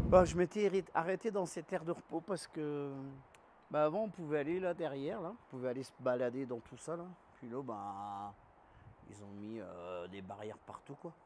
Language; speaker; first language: French; native; French